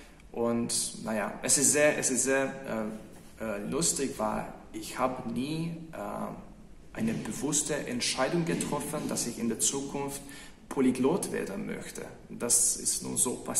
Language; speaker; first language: German; non-native, fluent; Hungarian